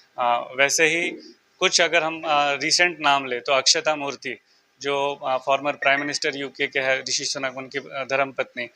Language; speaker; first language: Hindi; non-native, local second language; Marathi